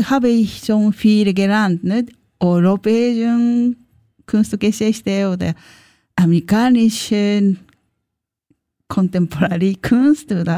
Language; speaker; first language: German; non-native, learner; Japanese